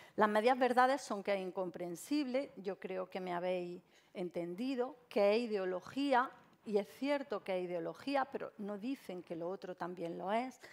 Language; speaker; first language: Spanish; native; Spanish